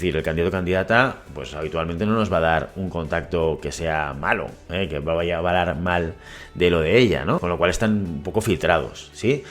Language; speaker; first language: Spanish; native; Spanish